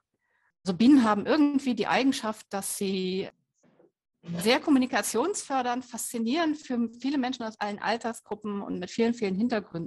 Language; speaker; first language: German; native; German